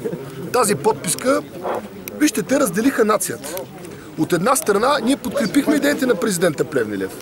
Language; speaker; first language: Bulgarian; native; Bulgarian